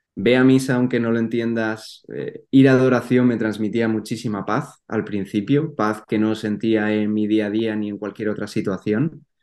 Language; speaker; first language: Spanish; native; Spanish